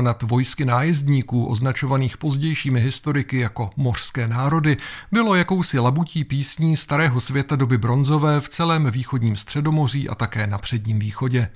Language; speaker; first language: Czech; native; Czech